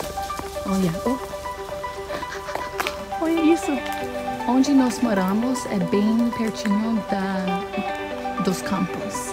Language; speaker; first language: Portuguese; non-native, learner; English